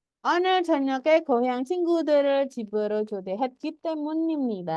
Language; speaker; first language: Korean; non-native, fluent; Indonesian